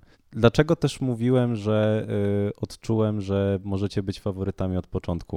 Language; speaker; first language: Polish; native; Polish